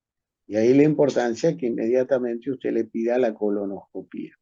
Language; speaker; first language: Spanish; native; Spanish